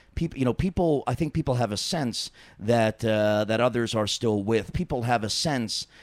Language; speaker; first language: English; native; English